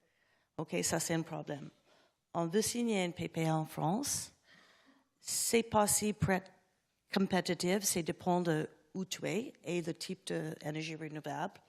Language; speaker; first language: French; non-native, learner; English